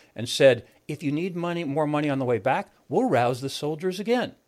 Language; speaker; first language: English; native; English